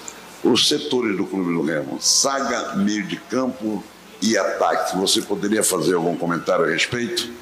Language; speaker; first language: Portuguese; native; Portuguese